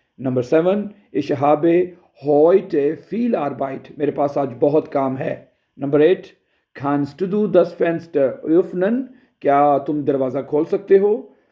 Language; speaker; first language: Urdu; native; Urdu